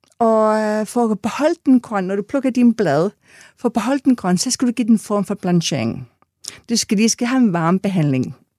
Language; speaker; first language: Danish; non-native, fluent; English